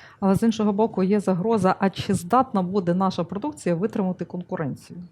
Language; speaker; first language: Ukrainian; native; Ukrainian